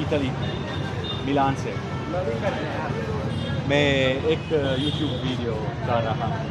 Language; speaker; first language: Hindi; non-native, learner; Italian